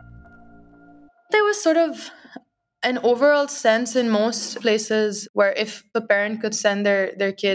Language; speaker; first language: English; non-native, local second language; Urdu